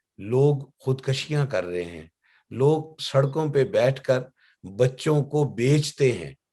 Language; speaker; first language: Urdu; native; Urdu